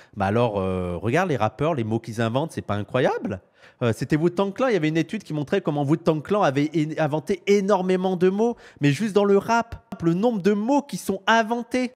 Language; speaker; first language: French; native; French